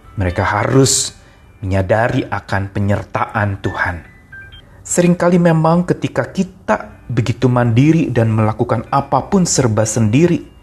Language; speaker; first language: Indonesian; native; Indonesian